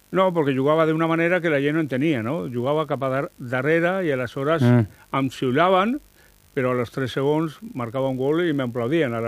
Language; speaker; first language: Catalan; non-native, local second language; Spanish